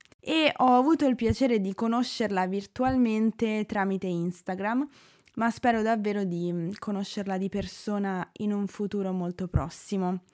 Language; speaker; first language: Italian; native; Italian